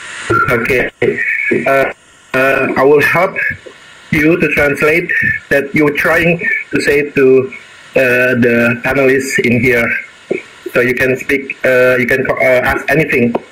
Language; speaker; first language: English; non-native, learner; Indonesian